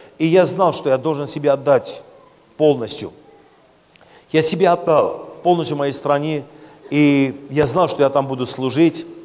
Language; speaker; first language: Russian; non-native, local second language; Armenian